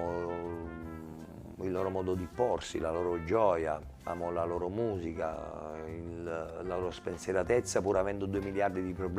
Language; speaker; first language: Italian; native; Italian